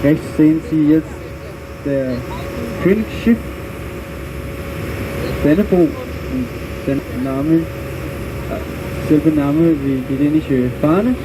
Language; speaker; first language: German; non-native, learner; Danish